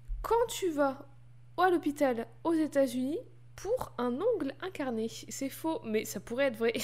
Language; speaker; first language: French; native; French